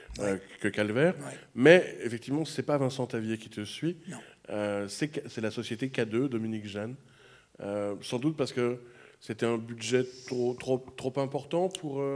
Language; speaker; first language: French; native; French